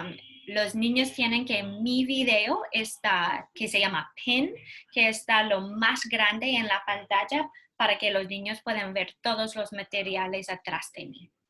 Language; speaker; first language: Spanish; non-native, learner; English